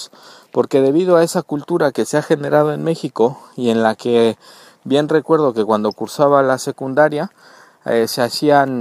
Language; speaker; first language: Spanish; native; Spanish